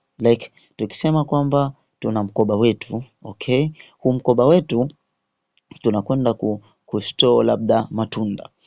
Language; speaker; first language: Swahili; native; Swahili